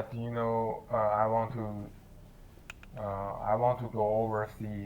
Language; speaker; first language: English; non-native, learner; Chinese